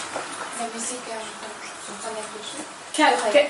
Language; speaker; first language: French; non-native, learner; Ukrainian